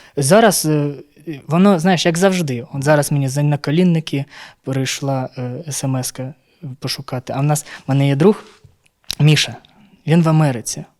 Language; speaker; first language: Ukrainian; non-native, local second language; Russian